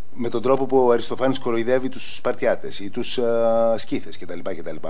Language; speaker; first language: Greek; native; Greek